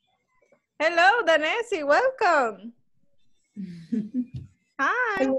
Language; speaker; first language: English; non-native, learner; Spanish